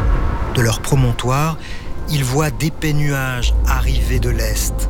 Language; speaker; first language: French; native; French